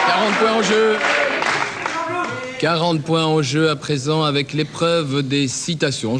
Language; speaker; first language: French; native; French